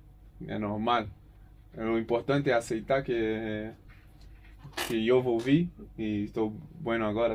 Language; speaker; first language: Spanish; non-native, learner; Portuguese